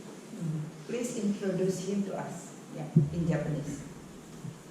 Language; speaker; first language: English; non-native, fluent; Indonesian